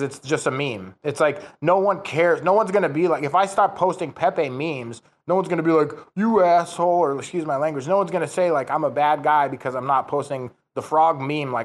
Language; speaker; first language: English; native; English